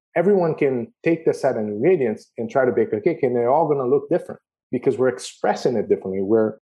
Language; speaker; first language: English; non-native, fluent; Portuguese